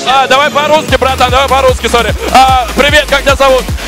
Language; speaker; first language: Russian; native; Russian